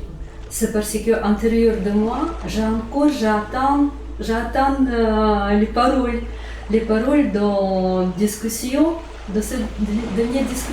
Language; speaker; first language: French; non-native, learner; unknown